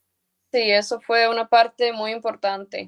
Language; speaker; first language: Spanish; early bilingual, heritage; Spanish